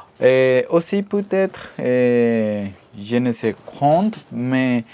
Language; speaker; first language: French; non-native, learner; Spanish